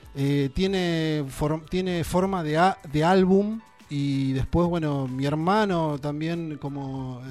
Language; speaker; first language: Spanish; native; Spanish